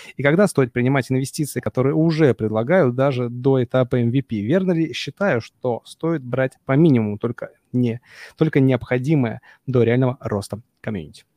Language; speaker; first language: Russian; native; Russian